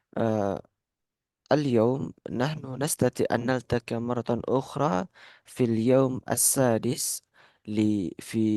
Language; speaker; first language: Arabic; non-native, fluent; Indonesian